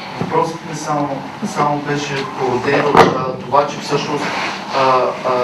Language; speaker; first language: Bulgarian; native; Bulgarian